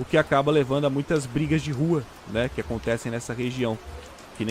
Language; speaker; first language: Portuguese; native; Portuguese